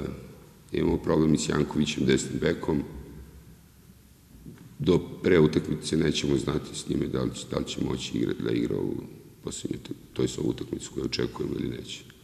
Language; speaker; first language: Bosnian; native; Bosnian